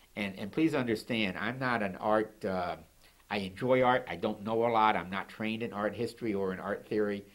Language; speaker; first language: English; native; English